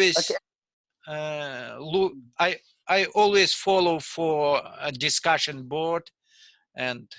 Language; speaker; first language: English; non-native, learner; Russian